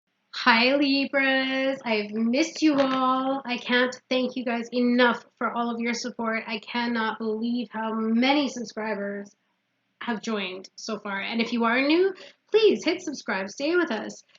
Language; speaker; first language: English; native; English